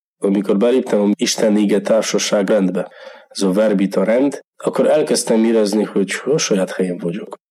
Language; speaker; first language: Hungarian; non-native, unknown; Polish